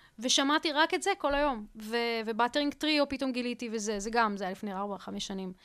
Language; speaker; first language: Hebrew; early bilingual, other home language; Russian